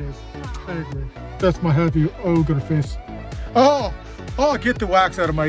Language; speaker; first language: English; native; English